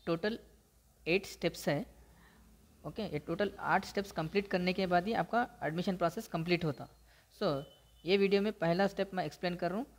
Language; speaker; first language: Hindi; non-native, local second language; Telugu